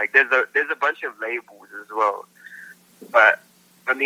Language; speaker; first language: English; non-native, local second language; Filipino